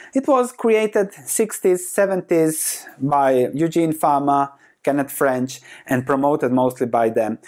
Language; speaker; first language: English; non-native, fluent; Croatian